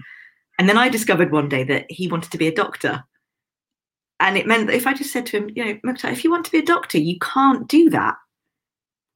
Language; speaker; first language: English; native; English